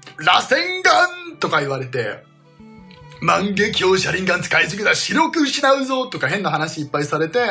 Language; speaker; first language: Japanese; non-native, fluent; Danish